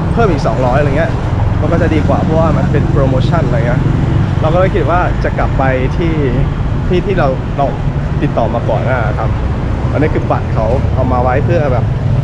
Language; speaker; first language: Thai; native; Thai